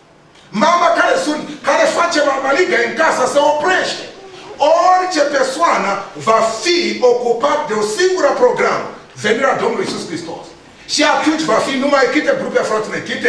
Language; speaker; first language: Romanian; non-native, learner; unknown